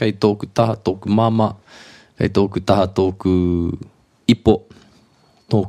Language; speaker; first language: Māori; non-native, local second language; English